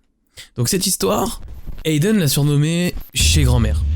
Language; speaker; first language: French; native; French